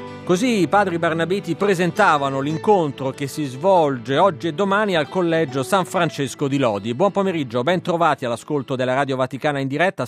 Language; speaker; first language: Italian; native; Italian